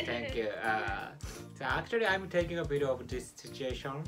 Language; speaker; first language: English; non-native, learner; Japanese